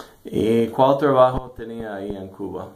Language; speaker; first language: Spanish; non-native, learner; English